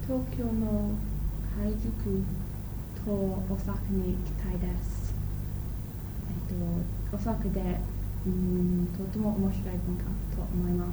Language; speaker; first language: Japanese; non-native, learner; English